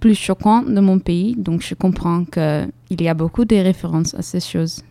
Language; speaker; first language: French; non-native, fluent; Dutch